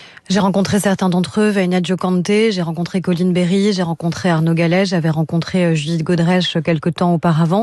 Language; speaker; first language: French; native; French